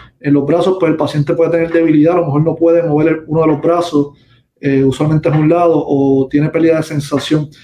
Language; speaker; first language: Spanish; native; Spanish